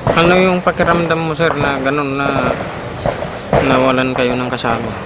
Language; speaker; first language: Filipino; native; Filipino